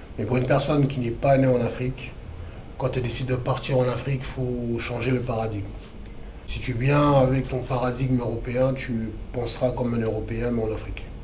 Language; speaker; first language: French; early bilingual, other home language; Lingala